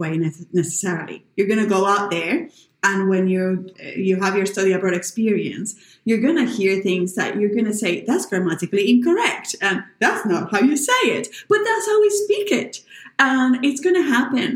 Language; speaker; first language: English; non-native, fluent; Spanish